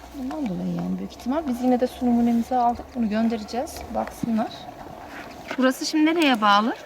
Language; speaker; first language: Turkish; native; Turkish